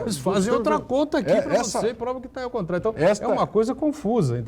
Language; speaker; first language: Portuguese; native; Portuguese